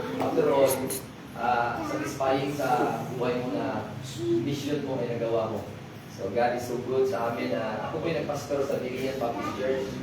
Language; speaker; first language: Filipino; non-native, local second language; Cebuano